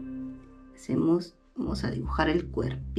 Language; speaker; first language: Spanish; native; Spanish